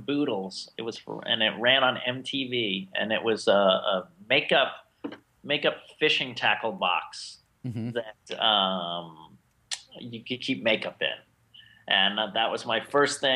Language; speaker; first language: English; native; English